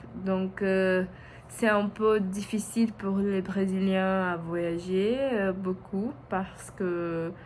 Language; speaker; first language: French; non-native, learner; Portuguese